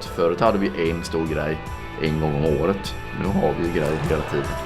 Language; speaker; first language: Swedish; native; Swedish